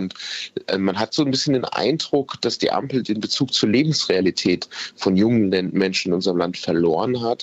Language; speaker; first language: German; native; German